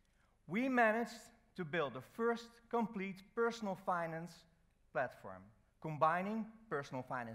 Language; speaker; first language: English; non-native, fluent; Dutch